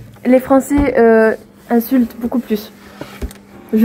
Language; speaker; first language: French; non-native, fluent; Swedish